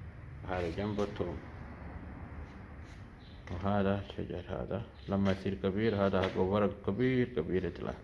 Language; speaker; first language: Arabic; non-native, learner; Urdu